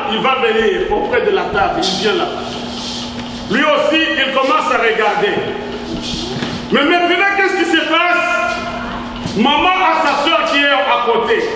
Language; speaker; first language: French; non-native, local second language; Lingala